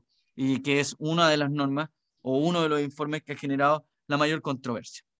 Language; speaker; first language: Spanish; native; Spanish